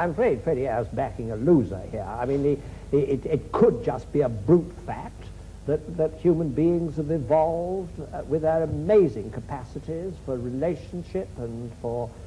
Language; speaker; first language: English; native; English